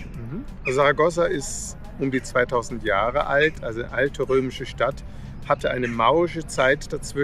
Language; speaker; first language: German; native; German